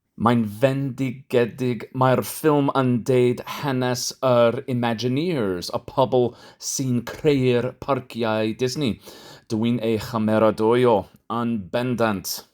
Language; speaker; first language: Welsh; non-native, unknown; English